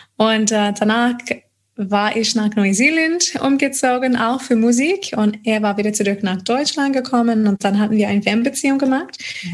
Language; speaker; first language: German; non-native, fluent; English